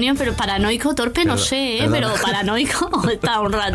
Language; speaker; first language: Spanish; native; Spanish